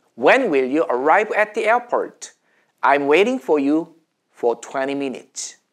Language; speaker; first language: English; non-native, fluent; Korean